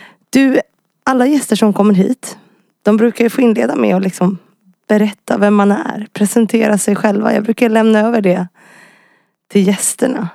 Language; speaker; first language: Swedish; native; Swedish